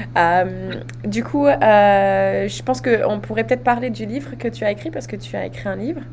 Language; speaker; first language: French; native; French